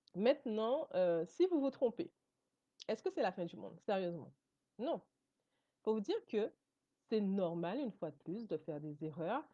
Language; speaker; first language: French; native; French